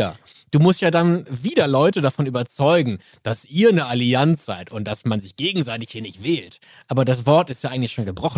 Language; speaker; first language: German; native; German